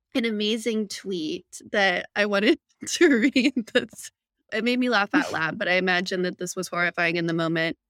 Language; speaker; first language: English; native; English